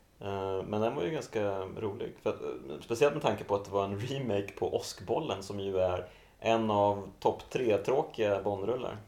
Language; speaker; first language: Swedish; native; Swedish